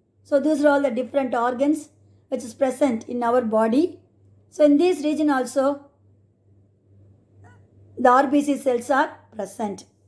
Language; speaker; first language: English; non-native, local second language; Tamil